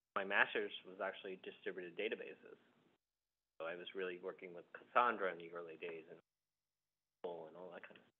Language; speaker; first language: English; early bilingual, other home language; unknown